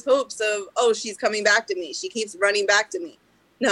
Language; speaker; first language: English; native; English